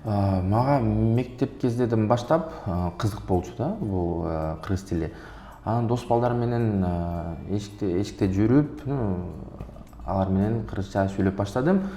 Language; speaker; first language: Kyrgyz; non-native, local second language; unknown